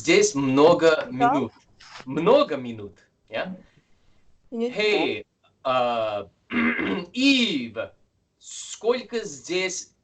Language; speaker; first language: Russian; non-native, fluent; English